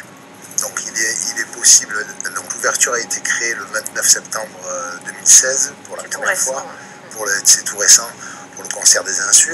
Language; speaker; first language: French; native; French